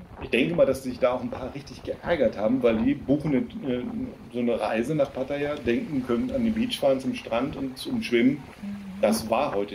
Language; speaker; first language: German; native; German